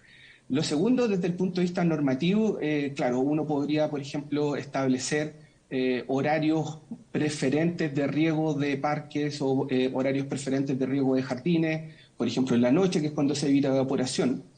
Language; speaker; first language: Spanish; native; Spanish